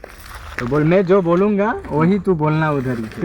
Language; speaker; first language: Hindi; non-native, local second language; Bangla